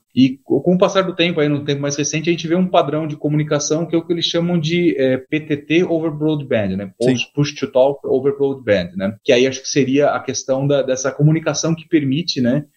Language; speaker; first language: Portuguese; native; Portuguese